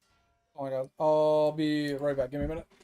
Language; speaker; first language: English; native; English